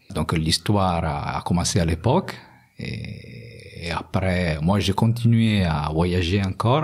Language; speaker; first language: French; non-native, fluent; Italian